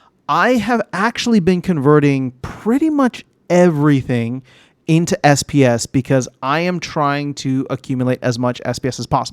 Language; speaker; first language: English; native; English